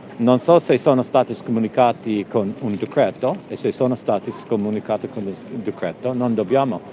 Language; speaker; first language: Italian; non-native, learner; English